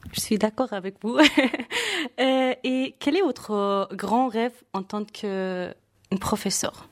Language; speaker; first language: French; non-native, fluent; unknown